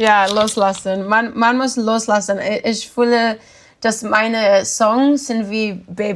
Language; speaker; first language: German; non-native, learner; English